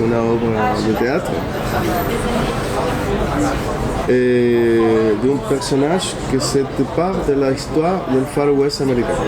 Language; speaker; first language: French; non-native, fluent; Spanish